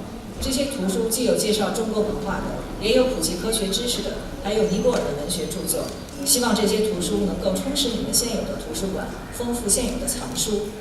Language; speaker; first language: Chinese; native; Chinese